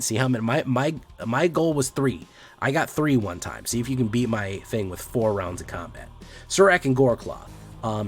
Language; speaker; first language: English; native; English